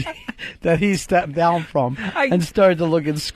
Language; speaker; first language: English; native; English